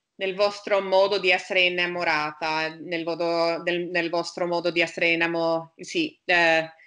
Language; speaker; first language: Italian; non-native, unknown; English